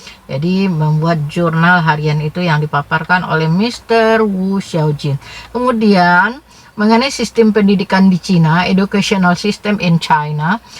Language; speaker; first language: Indonesian; native; Indonesian